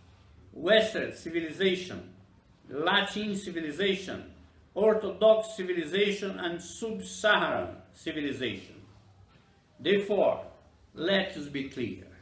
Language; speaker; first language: English; non-native, fluent; Portuguese